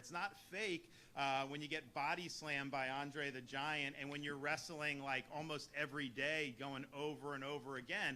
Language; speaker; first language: English; native; English